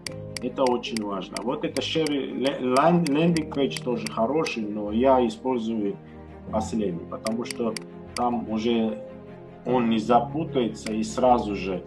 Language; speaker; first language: Russian; non-native, learner; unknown